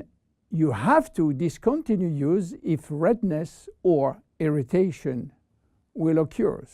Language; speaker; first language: English; non-native, fluent; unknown